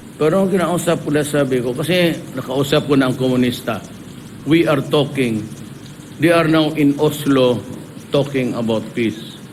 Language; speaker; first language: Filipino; non-native, local second language; Cebuano